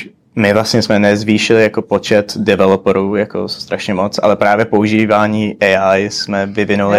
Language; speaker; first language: Czech; early bilingual, heritage; Czech